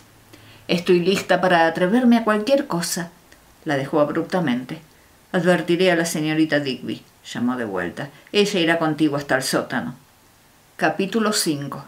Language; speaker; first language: Spanish; native; Spanish